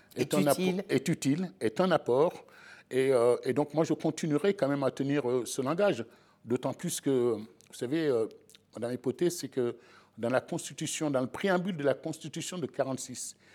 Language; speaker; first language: French; native; French